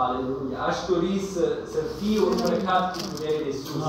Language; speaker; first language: Romanian; non-native, learner; English